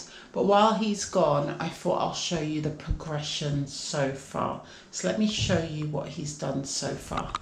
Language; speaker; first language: English; native; English